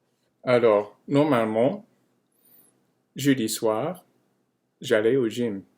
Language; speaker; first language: French; non-native, fluent; English